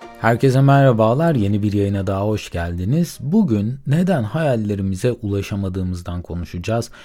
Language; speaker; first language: Turkish; native; Turkish